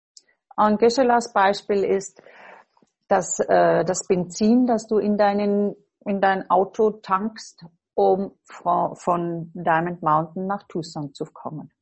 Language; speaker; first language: German; non-native, fluent; English